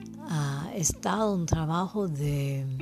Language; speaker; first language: Spanish; non-native, fluent; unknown